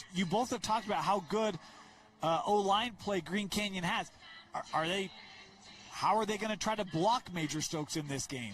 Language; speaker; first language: English; native; English